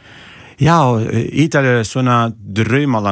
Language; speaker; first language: Icelandic; non-native, learner; Italian